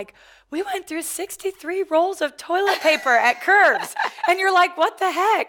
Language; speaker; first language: English; native; English